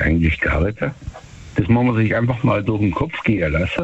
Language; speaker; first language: German; native; German